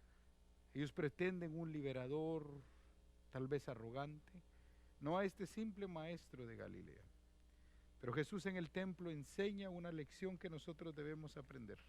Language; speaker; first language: Spanish; native; Spanish